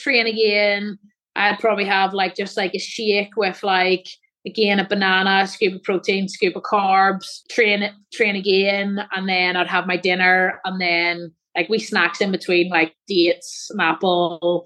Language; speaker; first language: English; native; English